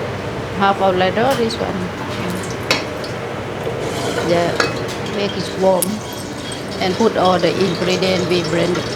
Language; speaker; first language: English; non-native, learner; Thai